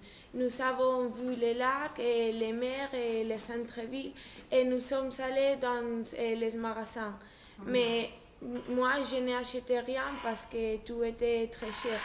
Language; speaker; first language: French; non-native, learner; Spanish